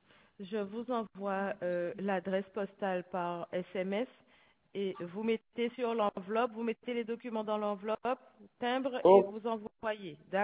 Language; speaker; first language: French; native; French